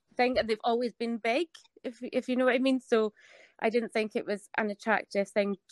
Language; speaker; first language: English; native; English